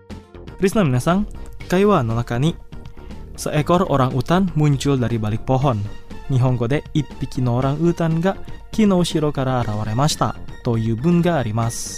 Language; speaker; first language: Japanese; non-native, fluent; Indonesian